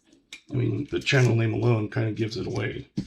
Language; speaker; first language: English; native; English